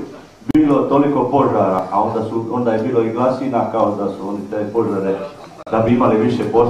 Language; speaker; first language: Serbian; native; Serbian